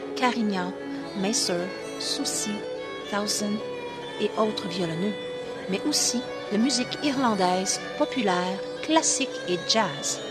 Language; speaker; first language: French; native; French